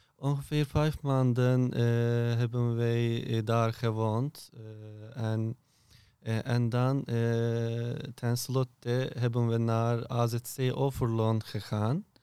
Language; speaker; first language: Dutch; non-native, learner; Turkish